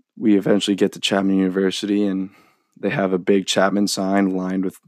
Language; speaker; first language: English; native; English